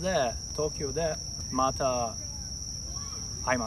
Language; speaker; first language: Japanese; non-native, learner; Italian